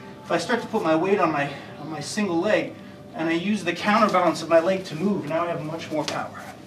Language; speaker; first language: English; native; English